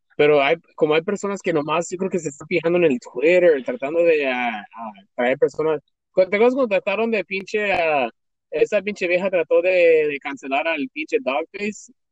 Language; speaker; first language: Spanish; early bilingual, heritage; Spanish